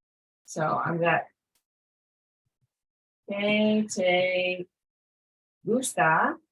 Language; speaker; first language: Spanish; non-native, fluent; English